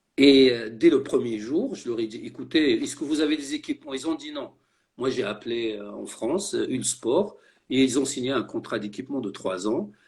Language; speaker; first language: French; non-native, local second language; Arabic